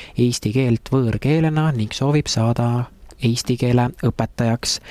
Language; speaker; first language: Estonian; native; Estonian